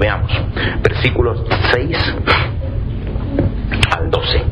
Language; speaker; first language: Spanish; native; Spanish